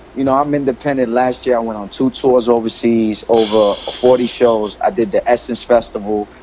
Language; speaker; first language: English; native; English